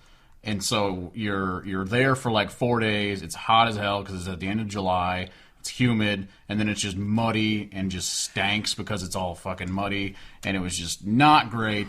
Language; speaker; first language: English; native; English